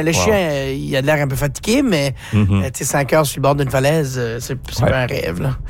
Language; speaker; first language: French; native; French